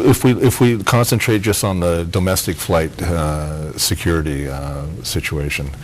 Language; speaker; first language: English; native; English